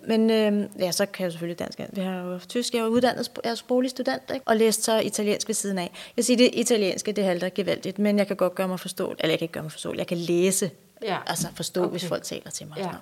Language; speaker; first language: Danish; native; Danish